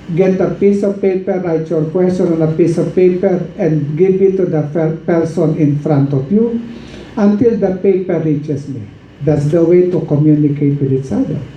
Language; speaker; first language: English; non-native, local second language; Filipino